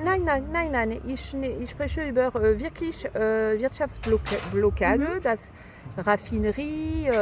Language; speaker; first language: German; non-native, fluent; French